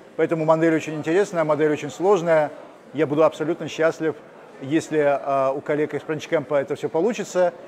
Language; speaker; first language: Russian; native; Russian